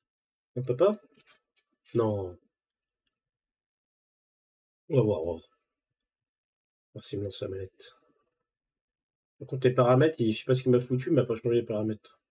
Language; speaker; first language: French; native; French